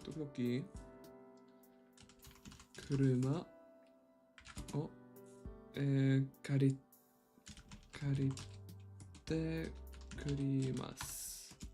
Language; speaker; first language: Japanese; non-native, learner; English